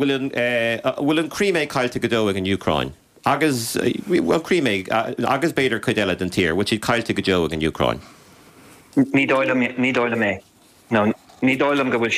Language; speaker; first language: Irish; native; Irish